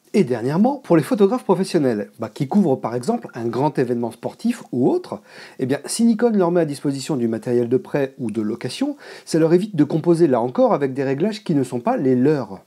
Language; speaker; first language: French; native; French